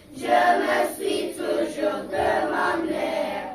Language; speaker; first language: French; non-native, learner; Turkish